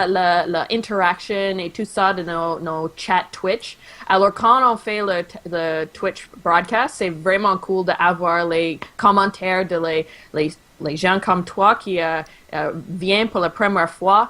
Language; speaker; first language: French; non-native, local second language; English